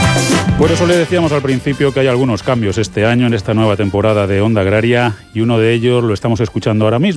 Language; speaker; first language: Spanish; native; Spanish